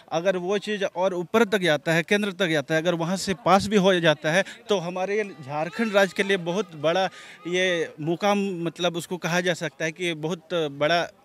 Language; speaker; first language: Hindi; native; Hindi